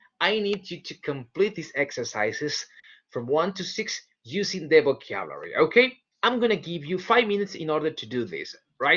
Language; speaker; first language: English; non-native, fluent; Spanish